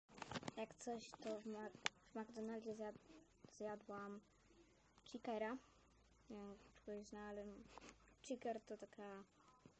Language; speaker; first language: Polish; native; Polish